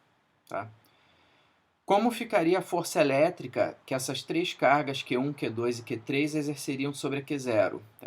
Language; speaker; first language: Portuguese; native; Portuguese